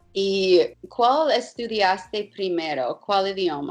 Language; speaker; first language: Spanish; non-native, fluent; English